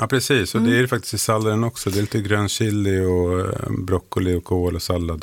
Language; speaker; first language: Swedish; native; Swedish